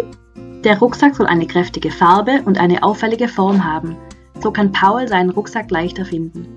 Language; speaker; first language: German; native; German